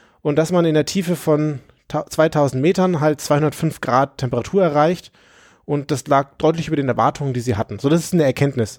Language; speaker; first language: German; native; German